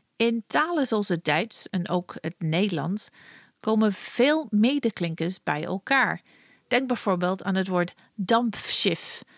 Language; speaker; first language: Dutch; non-native, fluent; English